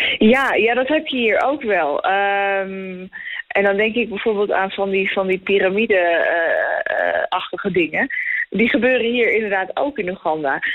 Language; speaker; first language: Dutch; native; Dutch